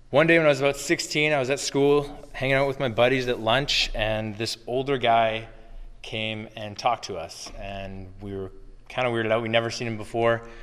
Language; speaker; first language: English; native; English